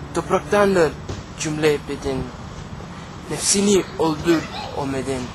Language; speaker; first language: Turkish; non-native, fluent; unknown